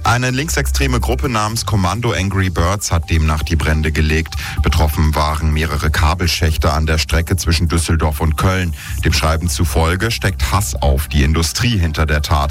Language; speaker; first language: German; native; German